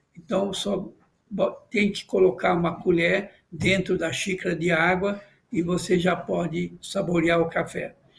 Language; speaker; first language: Portuguese; non-native, fluent; Chinese